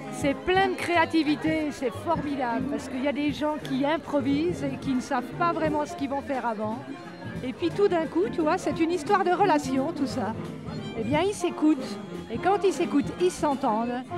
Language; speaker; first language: French; non-native, fluent; English